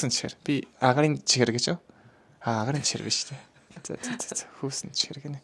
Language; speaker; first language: Mongolian; non-native, learner; Japanese